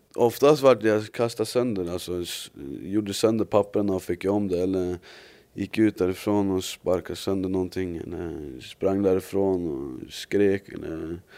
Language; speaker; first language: Swedish; native; Swedish